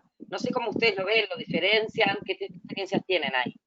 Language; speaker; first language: Spanish; native; Spanish